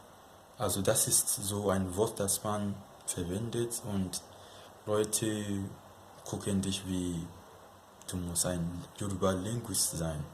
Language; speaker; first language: German; non-native, fluent; Yoruba